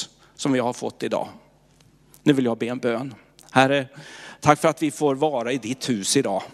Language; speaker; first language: Swedish; native; Swedish